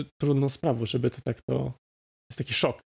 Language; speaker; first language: Polish; native; Polish